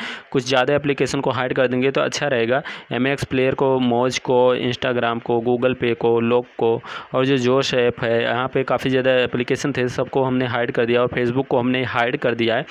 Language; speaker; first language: Hindi; native; Hindi